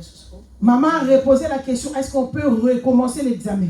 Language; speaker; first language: French; non-native, local second language; Lingala